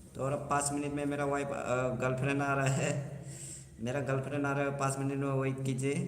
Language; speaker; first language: Hindi; non-native, local second language; Bodo